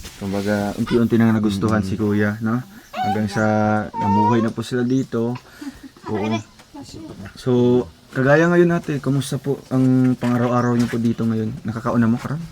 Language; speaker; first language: Filipino; non-native, local second language; Cebuano